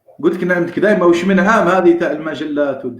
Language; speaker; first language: Arabic; native; Arabic